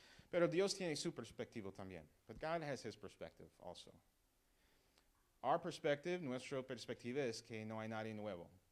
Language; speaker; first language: Spanish; non-native, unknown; English